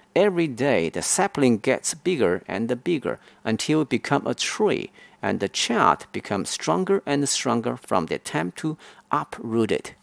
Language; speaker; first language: English; non-native, fluent; Chinese